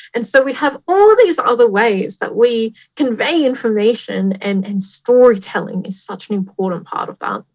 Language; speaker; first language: English; native; English